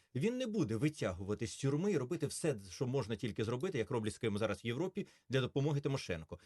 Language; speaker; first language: Ukrainian; native; Ukrainian